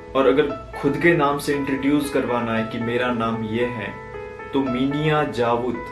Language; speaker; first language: Hindi; native; Hindi